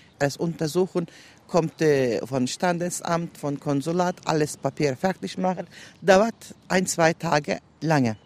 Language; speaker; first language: German; non-native, learner; Turkish